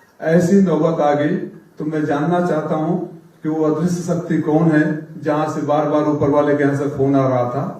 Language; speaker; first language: Hindi; native; Hindi